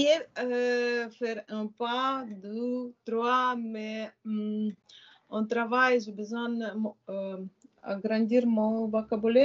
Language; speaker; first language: French; non-native, learner; Ukrainian